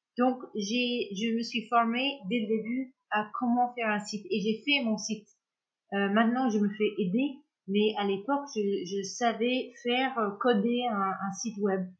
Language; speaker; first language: French; non-native, fluent; English